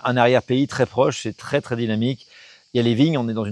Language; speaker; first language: French; native; French